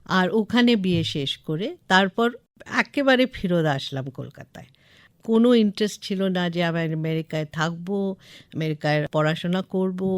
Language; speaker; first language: Bangla; non-native, local second language; English